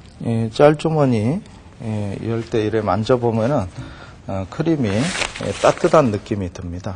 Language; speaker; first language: Korean; native; Korean